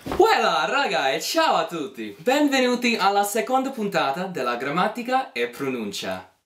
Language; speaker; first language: Italian; non-native, fluent; English